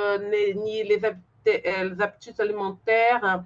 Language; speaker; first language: French; non-native, fluent; Portuguese